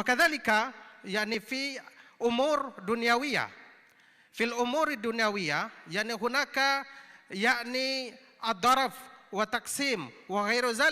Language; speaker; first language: Arabic; non-native, fluent; Indonesian